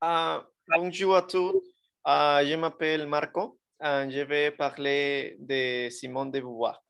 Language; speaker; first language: French; non-native, learner; Spanish